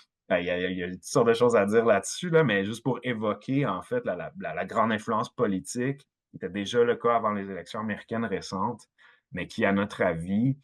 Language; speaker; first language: French; native; French